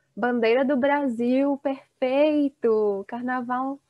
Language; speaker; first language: Portuguese; native; Portuguese